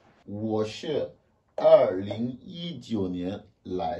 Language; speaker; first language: Chinese; non-native, learner; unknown